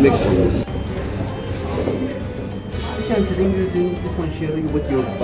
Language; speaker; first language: English; non-native, learner; Arabic